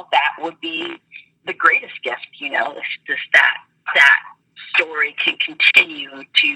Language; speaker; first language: English; native; English